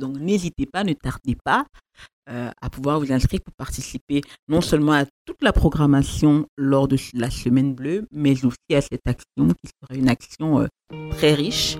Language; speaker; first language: French; native; French